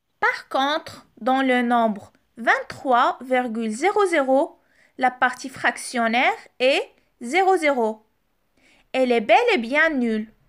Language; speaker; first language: French; non-native, local second language; Arabic